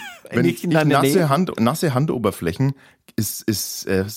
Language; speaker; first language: German; native; German